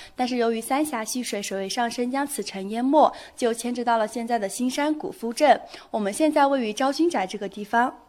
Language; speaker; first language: Chinese; native; Chinese